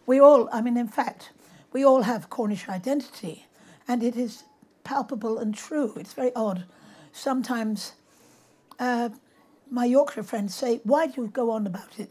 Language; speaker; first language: English; native; English